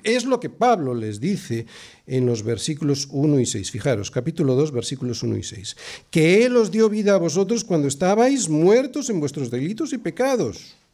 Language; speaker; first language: Spanish; native; Spanish